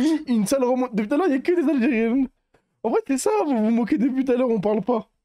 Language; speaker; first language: French; native; French